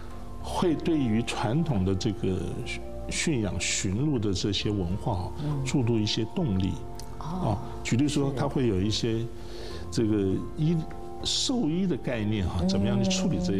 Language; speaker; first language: Chinese; native; Chinese